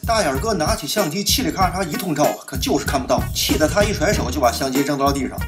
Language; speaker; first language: Chinese; native; Chinese